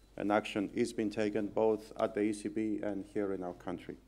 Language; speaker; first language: English; non-native, fluent; Greek